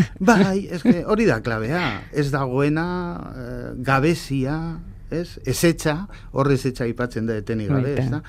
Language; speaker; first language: Basque; native; Basque